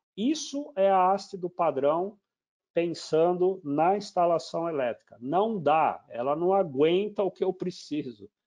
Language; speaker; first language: Portuguese; native; Portuguese